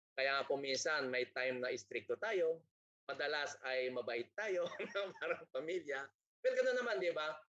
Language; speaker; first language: Filipino; non-native, local second language; Iloko